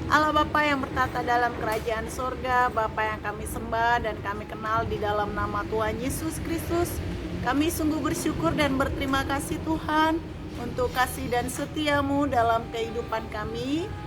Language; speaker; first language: Indonesian; native; Indonesian